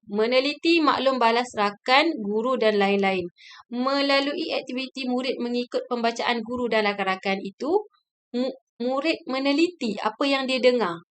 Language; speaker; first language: Malay; native; Malay